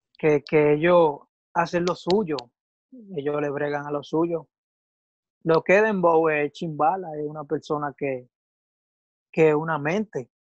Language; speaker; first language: Spanish; native; Spanish